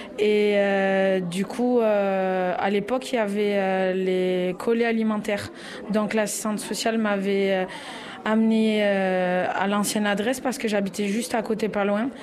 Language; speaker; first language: French; native; French